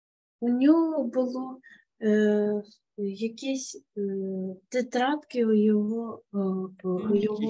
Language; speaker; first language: Ukrainian; non-native, local second language; Russian